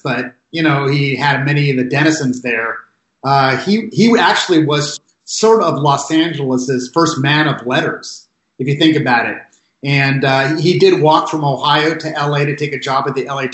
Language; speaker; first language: English; native; English